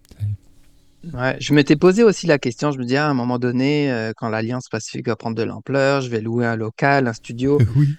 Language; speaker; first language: French; native; French